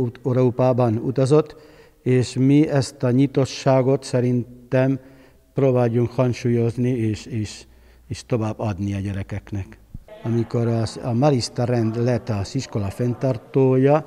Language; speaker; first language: Hungarian; non-native, fluent; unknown